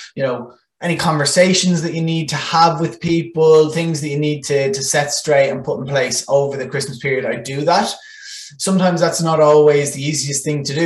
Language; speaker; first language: English; non-native, local second language; Irish